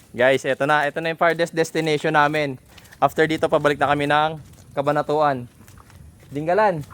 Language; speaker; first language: Filipino; native; Filipino